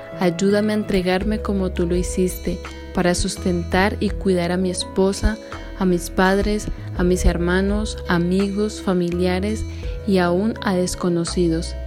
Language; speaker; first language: Spanish; native; Spanish